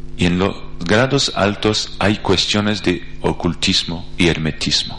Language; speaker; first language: Spanish; non-native, fluent; French